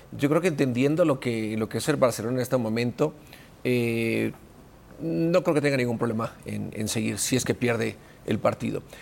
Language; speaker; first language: Spanish; native; Spanish